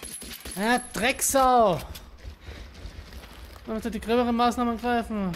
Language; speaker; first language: German; native; German